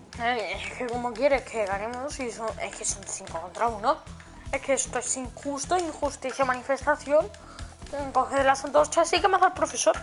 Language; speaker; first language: Spanish; native; Spanish